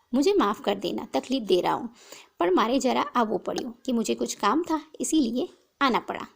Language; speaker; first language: Hindi; non-native, local second language; Gujarati